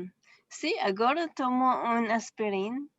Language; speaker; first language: Spanish; non-native, learner; English